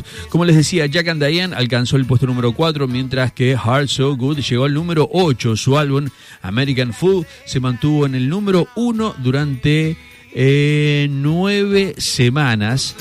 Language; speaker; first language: Spanish; native; Spanish